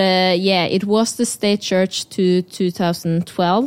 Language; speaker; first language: English; non-native, fluent; Norwegian